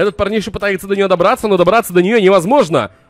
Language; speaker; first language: Russian; native; Russian